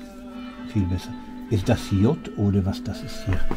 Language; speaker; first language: German; non-native, learner; Polish